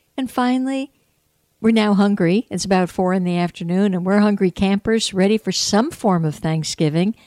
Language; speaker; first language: English; native; English